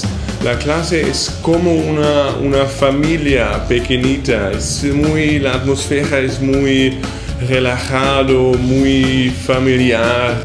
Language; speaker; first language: Spanish; non-native, fluent; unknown